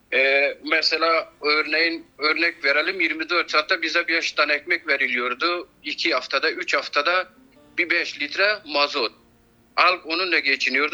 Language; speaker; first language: Turkish; non-native, fluent; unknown